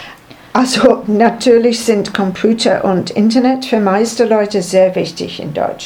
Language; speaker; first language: German; non-native, learner; English